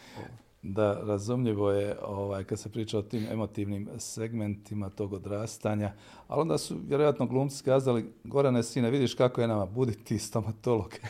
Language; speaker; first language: Bosnian; native; Bosnian